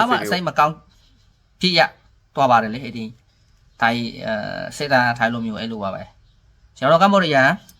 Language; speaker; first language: Burmese; non-native, learner; Khmer